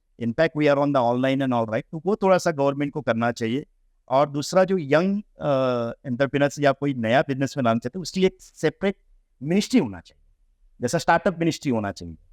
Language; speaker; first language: Hindi; non-native, local second language; Marathi